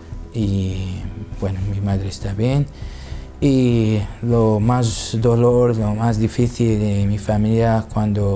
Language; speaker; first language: Spanish; non-native, learner; Assyrian Neo-Aramaic